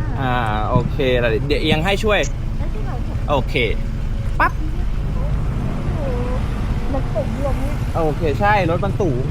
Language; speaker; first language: Thai; native; Thai